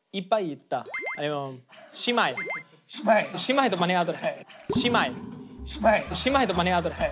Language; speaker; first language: Korean; non-native, fluent; Spanish